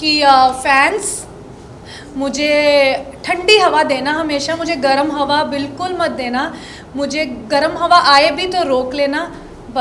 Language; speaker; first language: Hindi; non-native, local second language; Punjabi